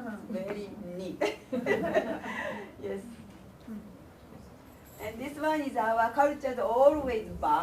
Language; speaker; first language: English; non-native, learner; Japanese